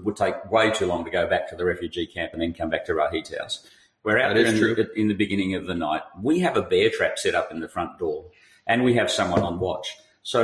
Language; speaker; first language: English; native; English